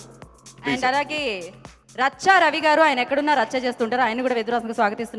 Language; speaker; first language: Telugu; native; Telugu